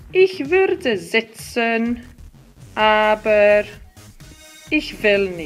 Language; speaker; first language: German; non-native, fluent; Welsh